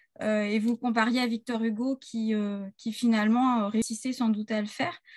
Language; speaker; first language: French; native; French